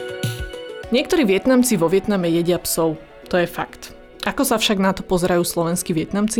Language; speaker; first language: Slovak; early bilingual, other home language; Vietnamese